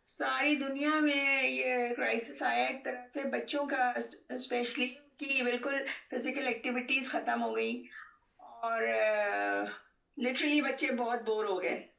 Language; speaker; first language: Urdu; native; Urdu